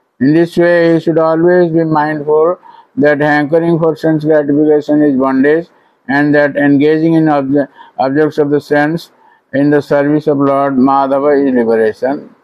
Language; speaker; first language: English; non-native, local second language; Odia